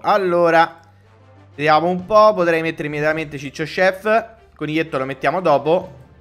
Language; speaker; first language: Italian; native; Italian